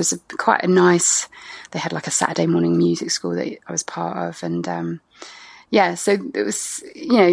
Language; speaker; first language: English; native; English